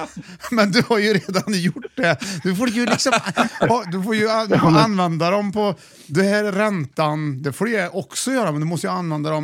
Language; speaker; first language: Swedish; native; Swedish